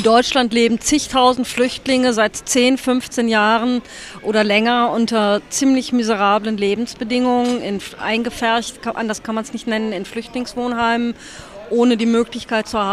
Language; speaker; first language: German; native; German